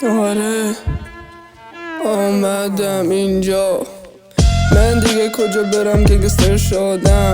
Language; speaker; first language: Persian; early bilingual, heritage; Persian